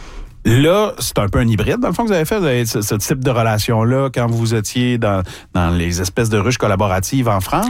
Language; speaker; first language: French; native; French